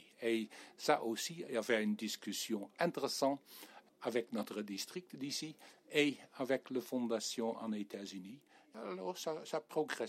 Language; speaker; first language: French; non-native, fluent; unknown